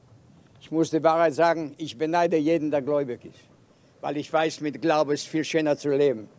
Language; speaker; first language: German; non-native, fluent; Yiddish